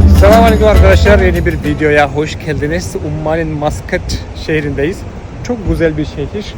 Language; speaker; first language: Turkish; non-native, fluent; Malayalam